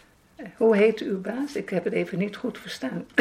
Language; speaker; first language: Dutch; native; Dutch